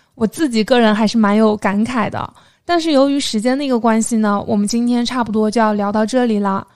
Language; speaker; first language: Chinese; native; Chinese